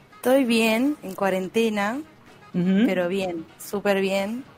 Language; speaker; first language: Spanish; non-native, fluent; French